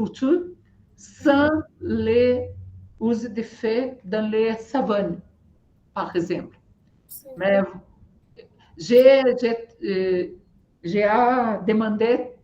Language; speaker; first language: French; non-native, learner; Portuguese